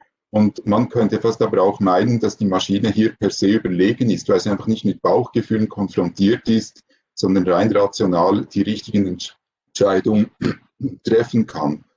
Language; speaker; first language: German; native; German